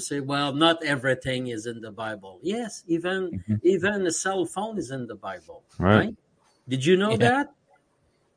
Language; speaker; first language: English; native; English